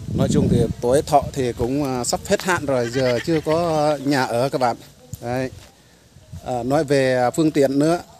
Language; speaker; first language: Vietnamese; non-native, local second language; Jarai